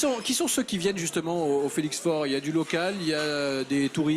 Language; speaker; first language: French; native; French